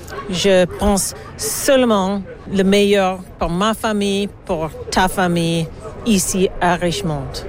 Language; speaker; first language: French; non-native, learner; English